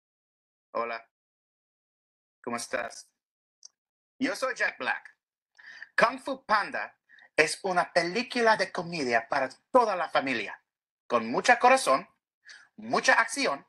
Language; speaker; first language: Spanish; non-native, learner; English